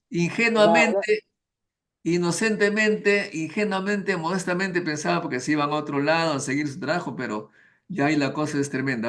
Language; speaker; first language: Spanish; native; Spanish